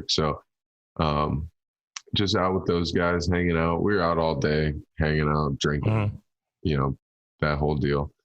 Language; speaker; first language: English; native; English